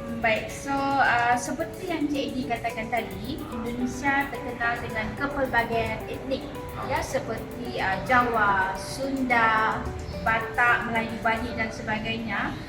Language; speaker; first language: Malay; native; Malay